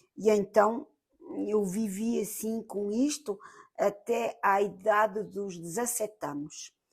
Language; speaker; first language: Portuguese; early bilingual, heritage; Portuguese